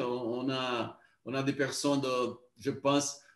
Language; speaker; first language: French; non-native, learner; Portuguese